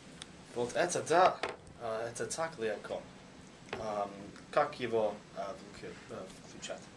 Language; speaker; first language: Russian; non-native, learner; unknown